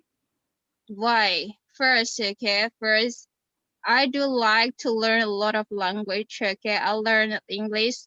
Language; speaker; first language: English; non-native, fluent; Indonesian